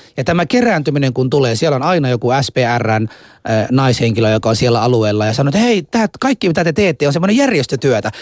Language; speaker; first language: Finnish; non-native, fluent; Somali